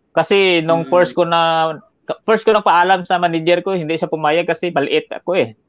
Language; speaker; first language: Filipino; non-native, local second language; Hiligaynon